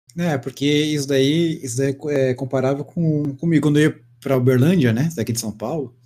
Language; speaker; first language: Portuguese; native; Portuguese